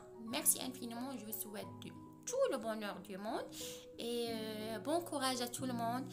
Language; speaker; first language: French; non-native, local second language; Arabic